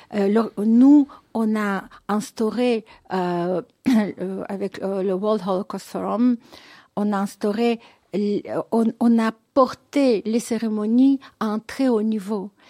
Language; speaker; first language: French; non-native, fluent; Russian